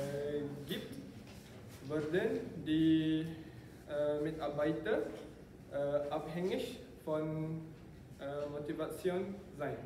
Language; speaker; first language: German; non-native, learner; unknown